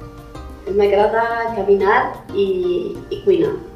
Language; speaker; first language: Catalan; non-native, learner; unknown